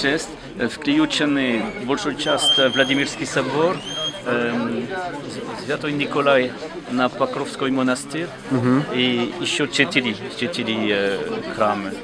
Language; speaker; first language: Russian; non-native, learner; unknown